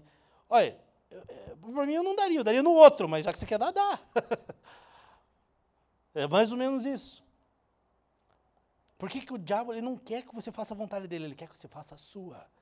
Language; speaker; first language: Portuguese; native; Portuguese